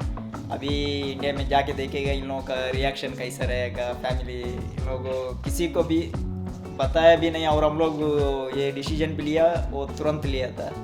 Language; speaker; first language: Hindi; non-native, local second language; Tulu